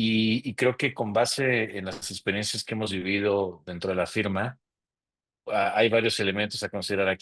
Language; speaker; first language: Spanish; native; Spanish